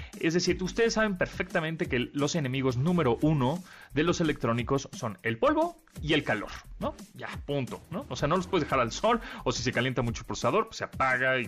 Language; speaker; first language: Spanish; native; Spanish